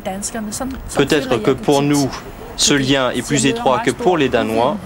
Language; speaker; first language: French; non-native, fluent; Kalaallisut